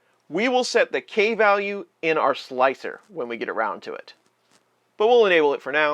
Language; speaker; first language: English; native; English